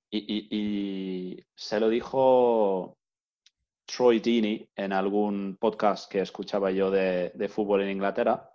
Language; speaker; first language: Spanish; non-native, fluent; English